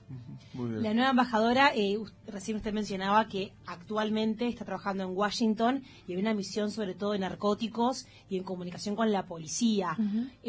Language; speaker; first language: Spanish; native; Spanish